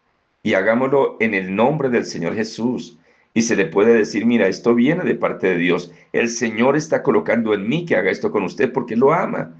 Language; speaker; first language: Spanish; native; Spanish